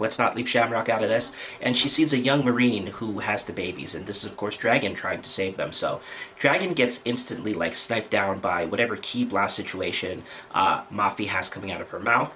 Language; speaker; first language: English; native; English